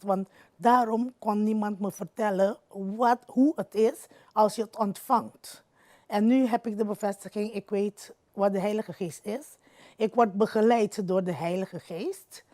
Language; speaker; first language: Dutch; non-native, local second language; Papiamento